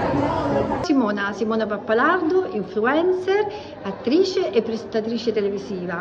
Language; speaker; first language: Italian; native; Italian